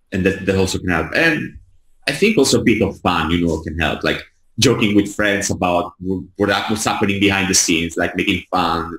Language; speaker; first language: English; non-native, fluent; Italian